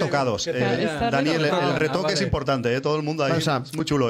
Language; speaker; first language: Spanish; native; Spanish